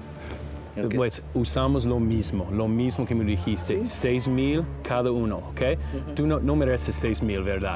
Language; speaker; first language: Spanish; non-native, learner; English